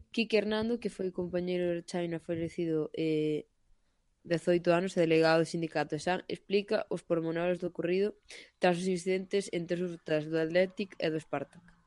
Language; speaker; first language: Galician; non-native, local second language; Spanish